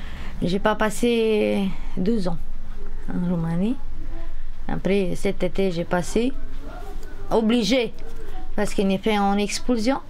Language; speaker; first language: French; non-native, learner; Romanian